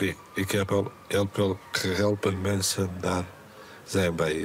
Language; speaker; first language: Dutch; non-native, learner; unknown